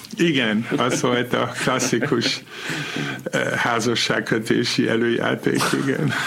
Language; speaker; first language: Hungarian; non-native, fluent; German